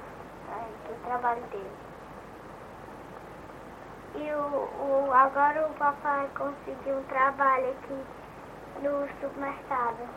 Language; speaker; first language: Portuguese; early bilingual, heritage; Portuguese